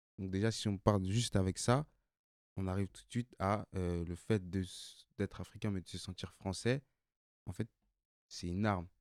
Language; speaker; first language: French; non-native, local second language; Bambara